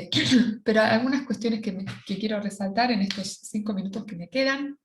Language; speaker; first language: Spanish; native; Spanish